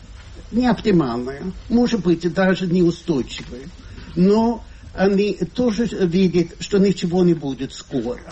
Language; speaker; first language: Russian; non-native, fluent; Swedish